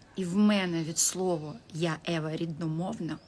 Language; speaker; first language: Ukrainian; non-native, local second language; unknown